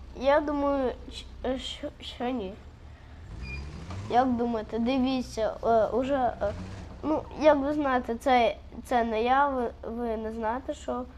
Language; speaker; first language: Ukrainian; native; Ukrainian